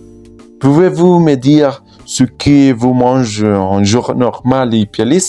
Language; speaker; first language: French; non-native, learner; Spanish